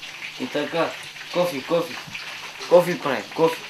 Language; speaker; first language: Bulgarian; non-native, local second language; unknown